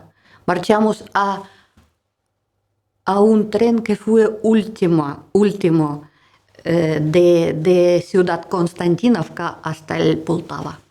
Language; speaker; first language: Spanish; non-native, learner; Russian